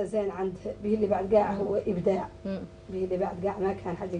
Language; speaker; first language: Arabic; native; Arabic